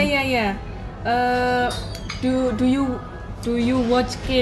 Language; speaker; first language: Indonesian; native; Indonesian